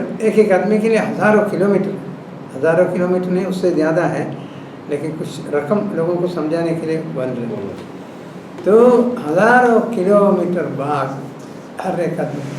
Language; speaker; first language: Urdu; non-native, local second language; Malayalam